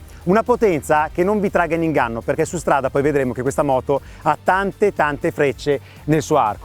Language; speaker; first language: Italian; native; Italian